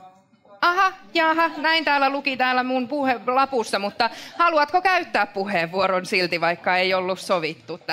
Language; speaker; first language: Finnish; native; Finnish